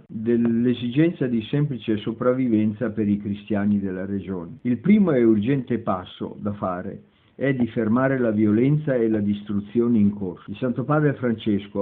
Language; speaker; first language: Italian; native; Italian